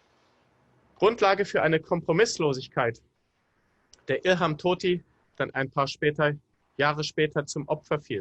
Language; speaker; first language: German; native; German